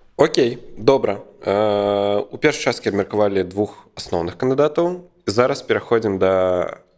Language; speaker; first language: Belarusian; native; Belarusian